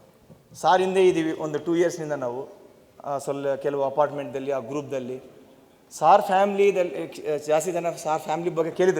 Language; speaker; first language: Kannada; non-native, local second language; Telugu